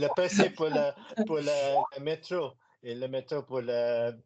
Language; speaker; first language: French; non-native, learner; English